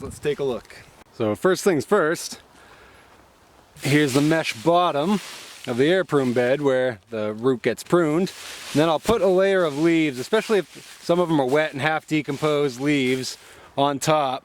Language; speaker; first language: English; native; English